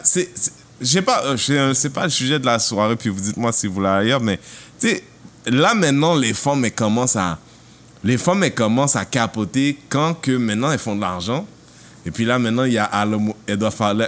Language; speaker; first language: French; early bilingual, heritage; French